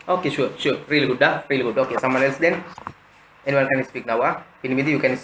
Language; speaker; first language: English; non-native, fluent; Sinhala